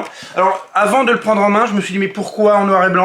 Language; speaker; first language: French; native; French